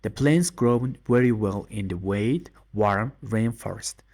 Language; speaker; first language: English; non-native, learner; Mongolian